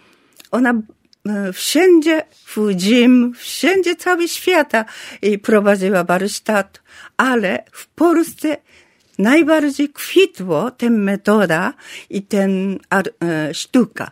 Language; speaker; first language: Polish; non-native, learner; Japanese